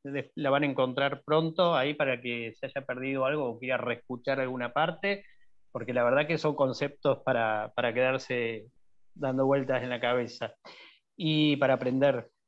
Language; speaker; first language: Spanish; native; Spanish